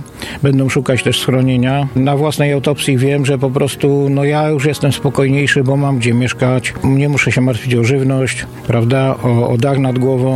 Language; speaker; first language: Polish; native; Polish